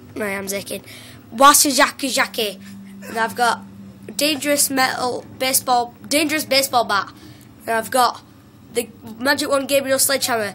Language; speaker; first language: English; native; English